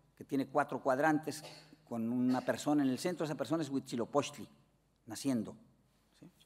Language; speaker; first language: Spanish; native; Spanish